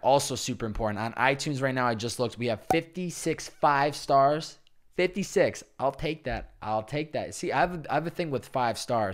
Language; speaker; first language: English; native; English